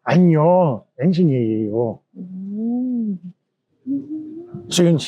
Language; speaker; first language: Korean; non-native, learner; German